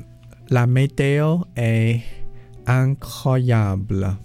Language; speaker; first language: French; non-native, learner; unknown